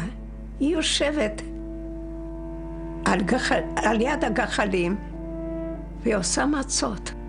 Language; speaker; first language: Hebrew; non-native, fluent; Yiddish